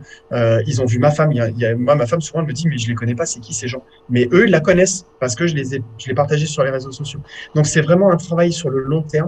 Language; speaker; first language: French; native; French